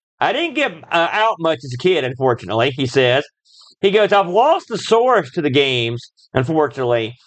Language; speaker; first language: English; native; English